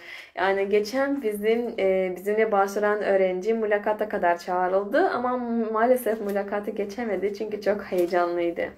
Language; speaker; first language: Turkish; non-native, fluent; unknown